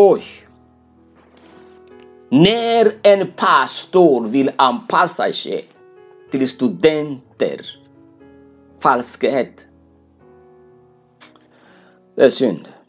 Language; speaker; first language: Swedish; non-native, fluent; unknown